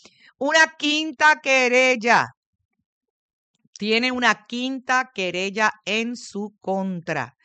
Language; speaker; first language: Spanish; native; Spanish